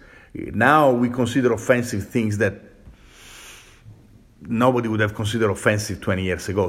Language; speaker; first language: English; non-native, fluent; Italian